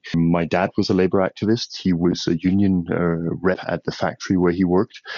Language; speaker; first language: English; non-native, fluent; Danish